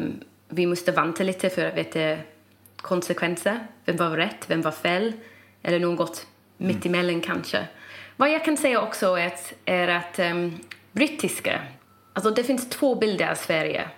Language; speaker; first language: Swedish; non-native, fluent; English